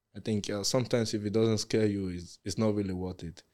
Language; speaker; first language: English; non-native, local second language; Yoruba